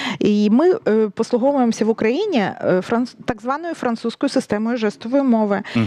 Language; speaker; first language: Ukrainian; native; Ukrainian